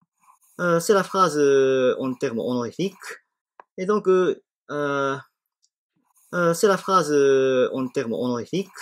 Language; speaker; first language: French; non-native, fluent; Japanese